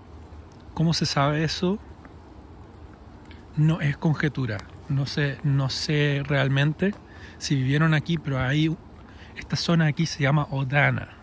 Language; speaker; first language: Spanish; early bilingual, heritage; English